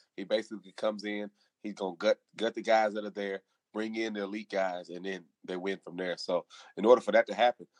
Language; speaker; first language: English; native; English